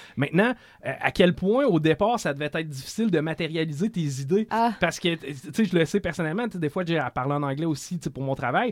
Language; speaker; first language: French; native; French